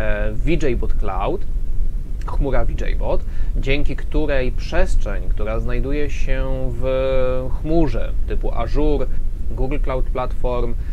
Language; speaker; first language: Polish; native; Polish